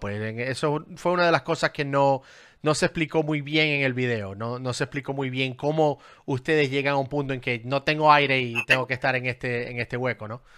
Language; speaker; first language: Spanish; native; Spanish